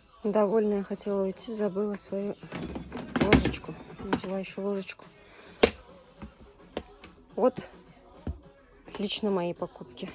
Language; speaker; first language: Russian; native; Russian